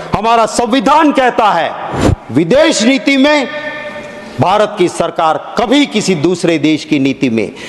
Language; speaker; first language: Hindi; non-native, local second language; Gujarati